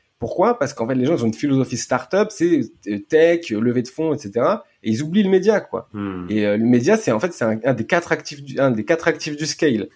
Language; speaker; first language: French; native; French